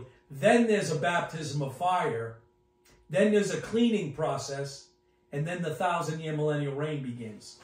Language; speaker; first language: English; native; English